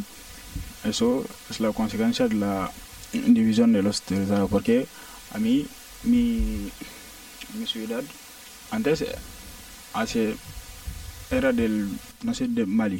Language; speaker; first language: Spanish; non-native, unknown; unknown